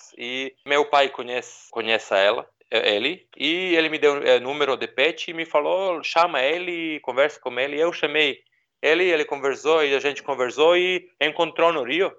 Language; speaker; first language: Portuguese; non-native, learner; Serbian